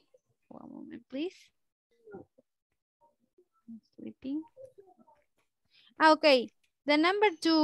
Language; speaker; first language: English; non-native, fluent; Spanish